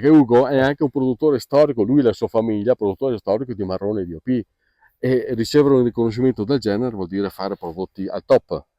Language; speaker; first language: Italian; native; Italian